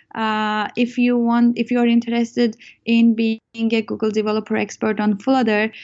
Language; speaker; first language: English; non-native, fluent; Turkish